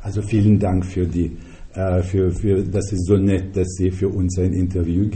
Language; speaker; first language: German; non-native, fluent; Russian